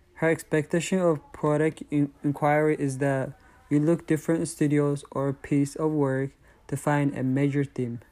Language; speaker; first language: English; non-native, fluent; Tigrinya